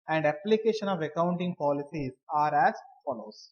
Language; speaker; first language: English; non-native, local second language; Kannada